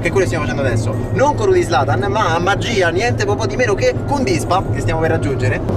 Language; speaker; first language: Italian; native; Italian